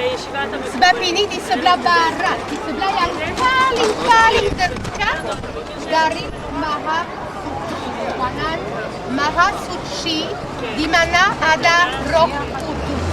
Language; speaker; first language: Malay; non-native, fluent; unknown